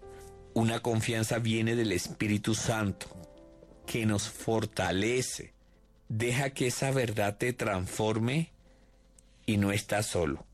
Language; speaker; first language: Spanish; native; Spanish